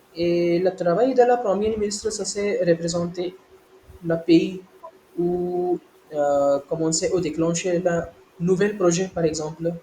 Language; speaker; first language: French; non-native, learner; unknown